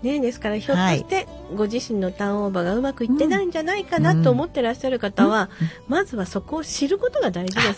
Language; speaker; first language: Japanese; native; Japanese